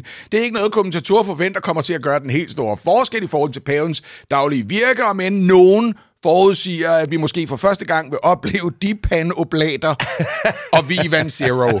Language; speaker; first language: Danish; native; Danish